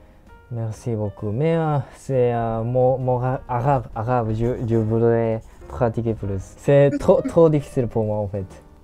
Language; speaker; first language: French; non-native, learner; Japanese